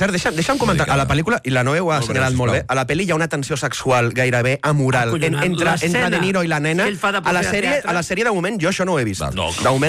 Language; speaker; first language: Catalan; native; Catalan